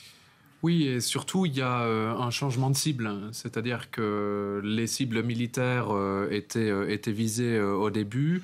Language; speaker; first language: French; native; French